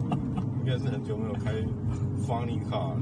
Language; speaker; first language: Chinese; native; Chinese